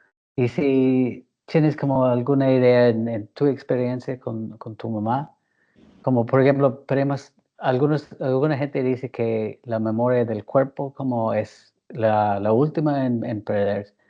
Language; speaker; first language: Spanish; non-native, fluent; English